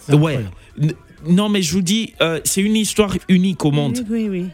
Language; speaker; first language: French; non-native, local second language; Lingala